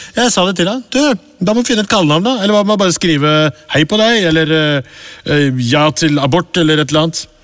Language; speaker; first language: Norwegian; early bilingual, other home language; Urdu